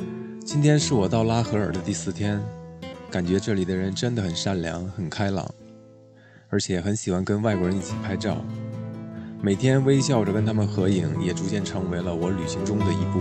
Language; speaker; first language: Chinese; native; Chinese